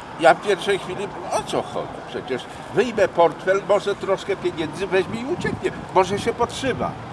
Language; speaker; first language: Polish; native; Polish